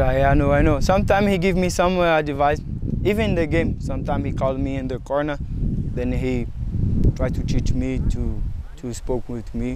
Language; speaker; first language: English; non-native, fluent; Portuguese